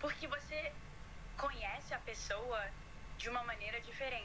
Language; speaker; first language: Portuguese; early bilingual, heritage; Portuguese